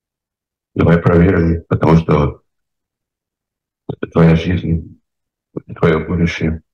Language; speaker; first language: Russian; non-native, fluent; English